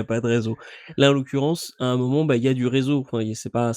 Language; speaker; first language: French; native; French